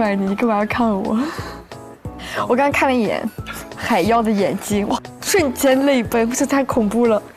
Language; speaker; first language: Chinese; native; Chinese